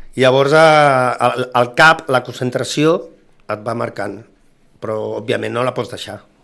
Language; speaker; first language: Catalan; native; Catalan